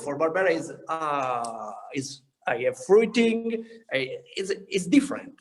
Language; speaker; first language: English; non-native, learner; Italian